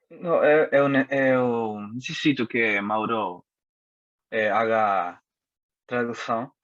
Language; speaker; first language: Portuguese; non-native, learner; Spanish